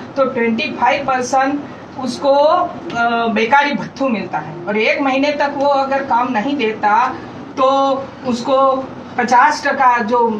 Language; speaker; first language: Hindi; non-native, local second language; Gujarati